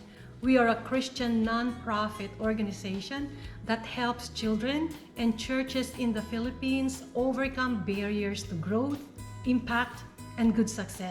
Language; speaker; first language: English; non-native, local second language; Filipino